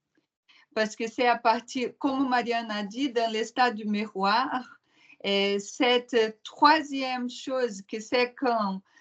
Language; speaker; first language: French; non-native, fluent; Portuguese